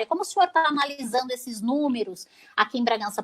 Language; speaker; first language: Portuguese; native; Portuguese